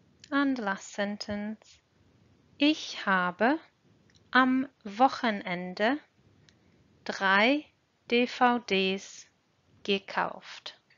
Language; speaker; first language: German; non-native, fluent; English